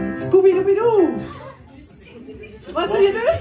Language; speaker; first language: Norwegian; non-native, fluent; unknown